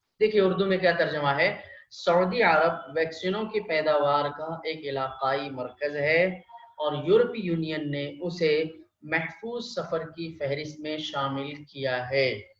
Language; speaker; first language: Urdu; native; Urdu